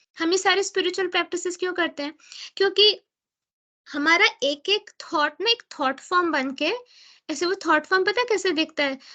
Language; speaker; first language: Hindi; native; Hindi